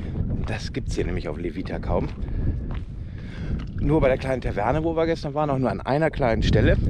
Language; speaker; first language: German; native; German